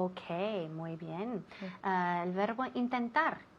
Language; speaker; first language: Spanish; non-native, fluent; English